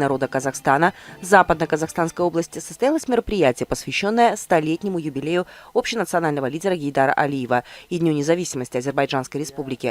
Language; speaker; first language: Russian; native; Russian